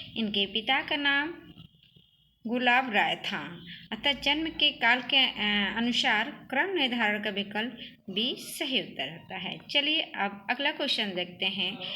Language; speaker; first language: Hindi; native; Hindi